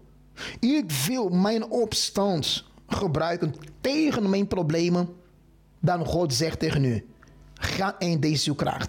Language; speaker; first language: Dutch; non-native, fluent; Portuguese